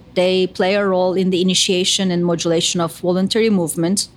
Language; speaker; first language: English; non-native, fluent; Turkish